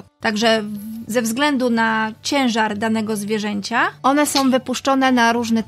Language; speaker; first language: Polish; native; Polish